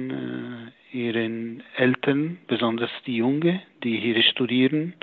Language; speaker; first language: German; non-native, fluent; Arabic